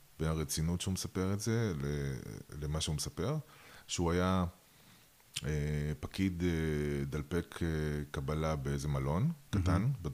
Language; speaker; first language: Hebrew; early bilingual, other home language; Russian